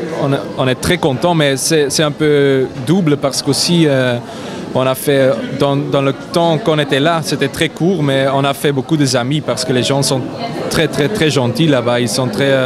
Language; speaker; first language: French; non-native, local second language; Dutch